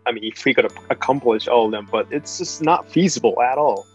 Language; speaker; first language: English; non-native, fluent; Japanese